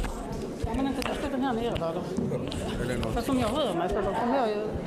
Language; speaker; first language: Swedish; native; Swedish